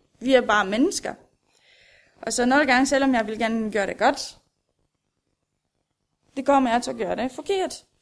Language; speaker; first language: Danish; non-native, fluent; Romanian